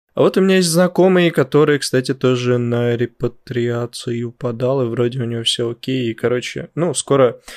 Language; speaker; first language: Russian; native; Russian